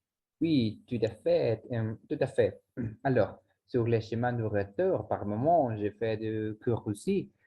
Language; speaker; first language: French; non-native, learner; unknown